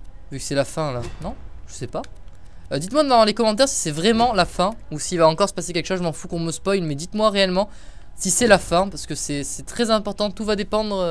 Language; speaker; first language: French; native; French